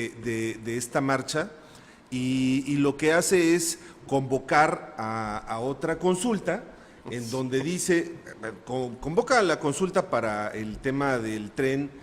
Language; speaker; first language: Spanish; native; Spanish